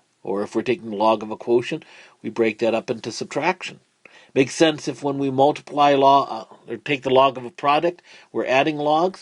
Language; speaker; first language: English; native; English